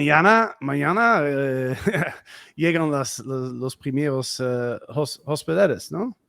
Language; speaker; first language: Spanish; non-native, fluent; Dutch